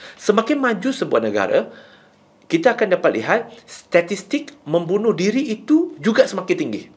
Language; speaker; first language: Malay; non-native, local second language; Chinese